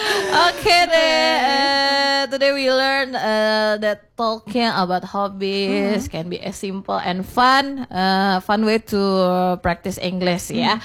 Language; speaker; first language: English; non-native, learner; Indonesian